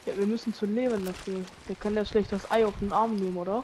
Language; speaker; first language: German; native; German